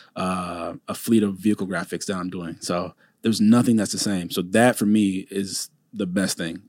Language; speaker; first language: English; native; English